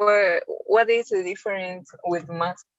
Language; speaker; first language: English; non-native, learner; Spanish